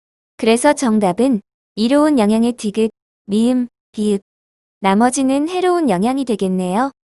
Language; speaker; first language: Korean; native; Korean